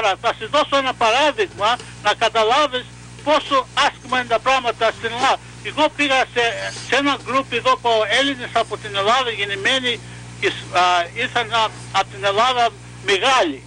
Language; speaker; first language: Greek; early bilingual, heritage; Greek